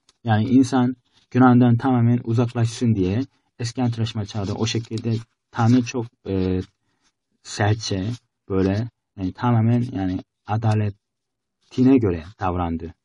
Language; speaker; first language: Turkish; non-native, fluent; Korean